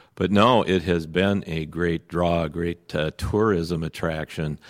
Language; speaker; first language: English; native; English